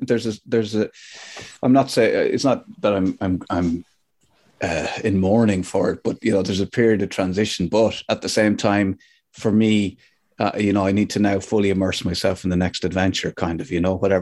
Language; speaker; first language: English; native; English